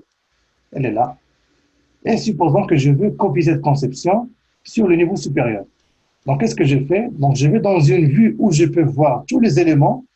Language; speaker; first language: French; native; French